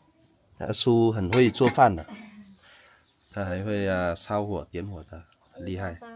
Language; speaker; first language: Chinese; non-native, learner; Vietnamese